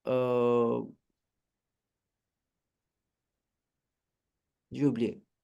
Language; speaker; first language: French; non-native, learner; Romanian